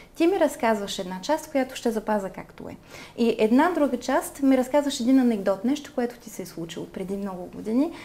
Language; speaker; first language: Bulgarian; early bilingual, heritage; Bulgarian